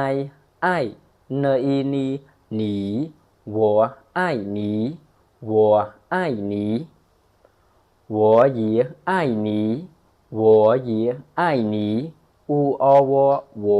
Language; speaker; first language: Chinese; non-native, fluent; Khmer